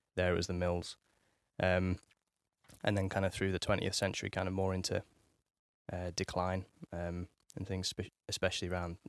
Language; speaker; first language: English; native; English